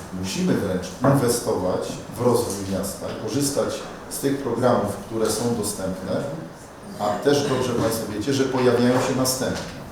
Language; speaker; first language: Polish; native; Polish